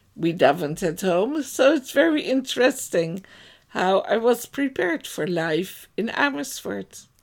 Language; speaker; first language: English; non-native, fluent; Dutch